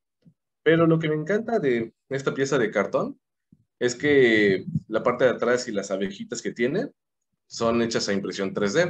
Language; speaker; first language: Spanish; native; Spanish